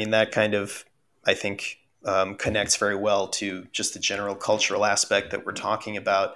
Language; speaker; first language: English; early bilingual, other home language; Russian